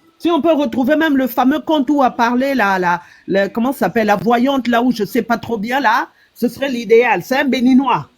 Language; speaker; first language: French; non-native, local second language; Lingala